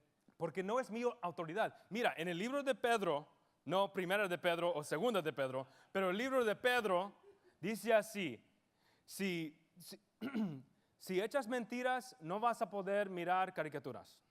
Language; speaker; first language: Spanish; early bilingual, heritage; English